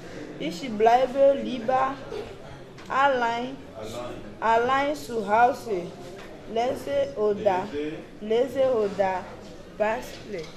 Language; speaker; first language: German; non-native, learner; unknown